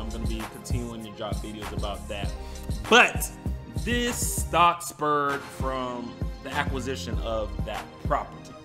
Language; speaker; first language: English; native; English